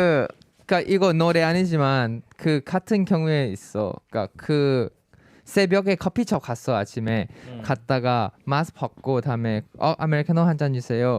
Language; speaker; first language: Korean; non-native, fluent; Thai